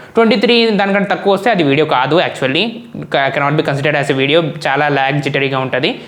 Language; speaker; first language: Telugu; non-native, local second language; Urdu